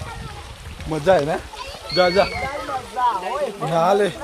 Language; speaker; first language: Hindi; non-native, local second language; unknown